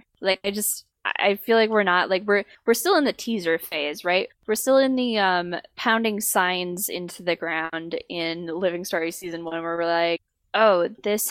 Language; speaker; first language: English; native; English